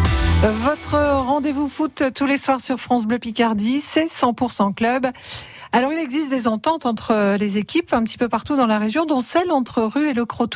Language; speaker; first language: French; native; French